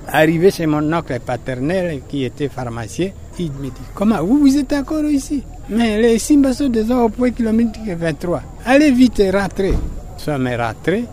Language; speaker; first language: French; non-native, local second language; Swahili